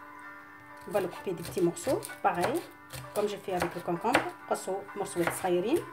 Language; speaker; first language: French; non-native, local second language; Arabic